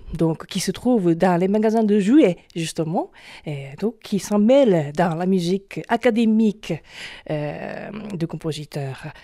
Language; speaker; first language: French; non-native, fluent; Japanese